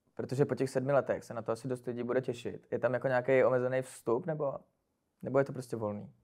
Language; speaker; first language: Czech; native; Czech